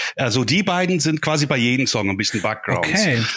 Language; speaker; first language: German; non-native, fluent; English